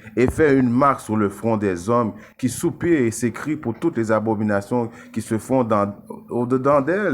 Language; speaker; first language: French; native; French